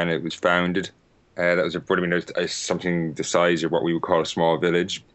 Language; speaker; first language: English; native; English